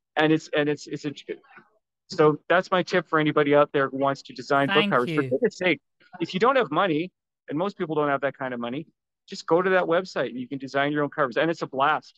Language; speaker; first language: English; native; English